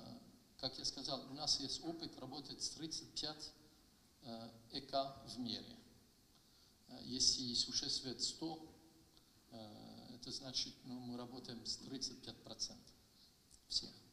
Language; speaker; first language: Russian; non-native, fluent; French